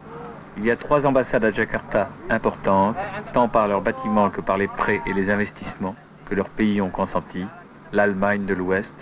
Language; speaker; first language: French; native; French